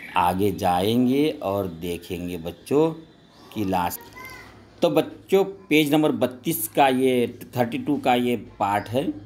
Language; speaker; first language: Hindi; non-native, local second language; Marathi